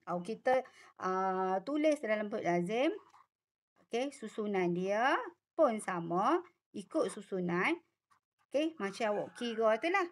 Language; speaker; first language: Malay; native; Malay